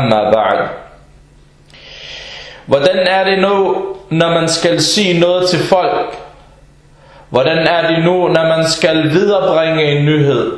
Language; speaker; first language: Danish; early bilingual, other home language; Arabic